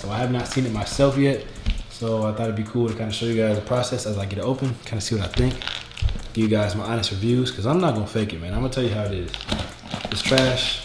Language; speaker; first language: English; native; English